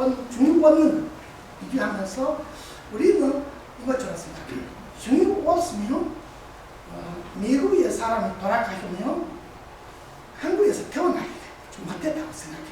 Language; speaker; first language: Korean; non-native, learner; Tibetan